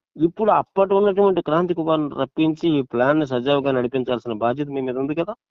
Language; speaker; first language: Telugu; non-native, local second language; Odia